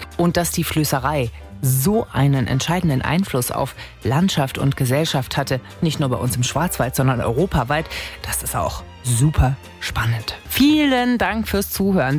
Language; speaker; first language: German; native; German